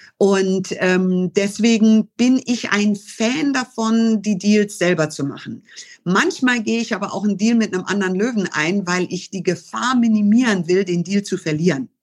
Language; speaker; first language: German; early bilingual, other home language; English